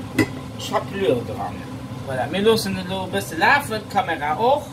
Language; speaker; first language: German; non-native, learner; Dutch